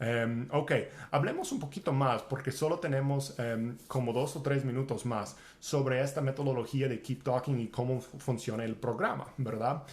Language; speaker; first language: Spanish; non-native, fluent; English